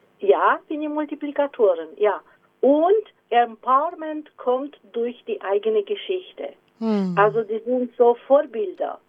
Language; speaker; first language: German; non-native, fluent; Romanian